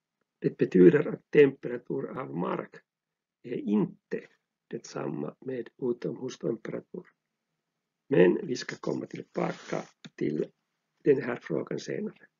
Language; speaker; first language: Swedish; non-native, local second language; Finnish